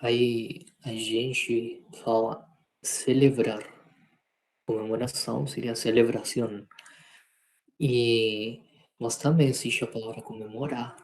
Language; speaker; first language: Portuguese; non-native, fluent; Spanish